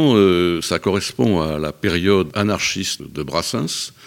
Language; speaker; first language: French; native; French